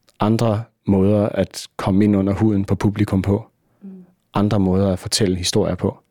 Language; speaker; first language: Danish; native; Danish